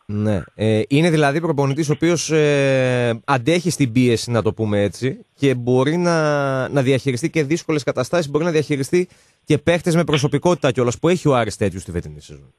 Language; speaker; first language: Greek; native; Greek